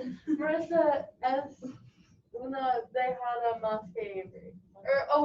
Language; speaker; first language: Spanish; non-native, learner; English